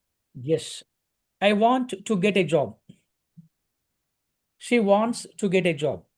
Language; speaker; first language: English; non-native, local second language; Telugu